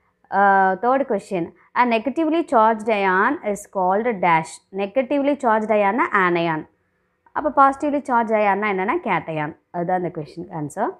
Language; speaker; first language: English; non-native, local second language; Tamil